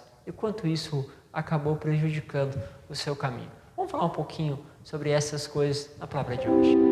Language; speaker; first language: Portuguese; native; Portuguese